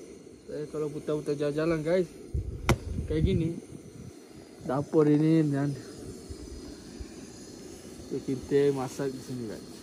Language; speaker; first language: Indonesian; non-native, fluent; Arabic